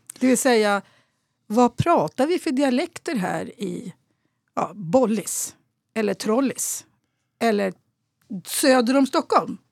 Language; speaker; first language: Swedish; native; Swedish